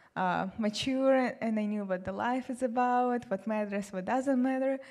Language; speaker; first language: English; non-native, fluent; Russian